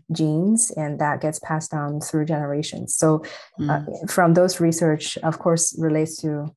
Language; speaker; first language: English; non-native, fluent; Chinese